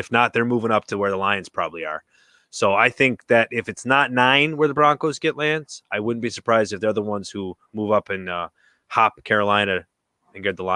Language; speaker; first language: English; native; English